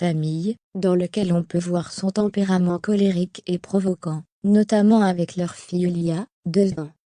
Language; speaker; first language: French; native; French